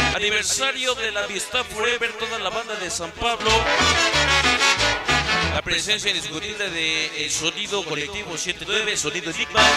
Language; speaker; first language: Spanish; native; Spanish